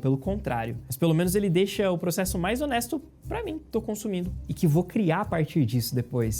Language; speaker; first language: Portuguese; native; Portuguese